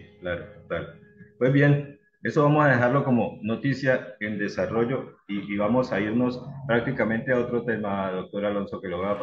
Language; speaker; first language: Spanish; native; Spanish